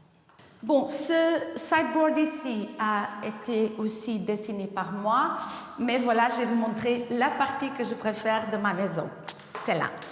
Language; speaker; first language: French; non-native, fluent; Portuguese